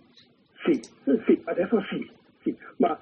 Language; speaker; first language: Italian; non-native, learner; Chinese